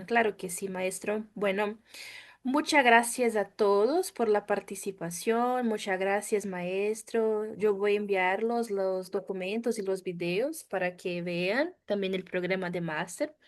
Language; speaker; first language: Spanish; non-native, fluent; Portuguese